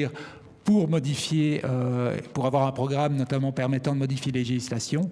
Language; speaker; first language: French; native; French